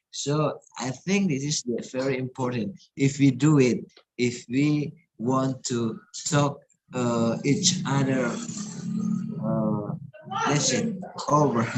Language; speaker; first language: English; non-native, learner; Indonesian